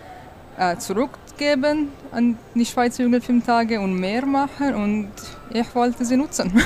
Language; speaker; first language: German; non-native, local second language; Italian